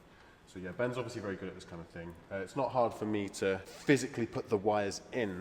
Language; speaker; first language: English; native; English